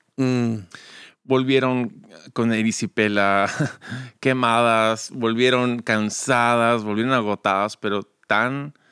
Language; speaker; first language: Spanish; early bilingual, other home language; English